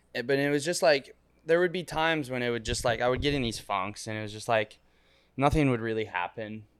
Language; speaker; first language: English; native; English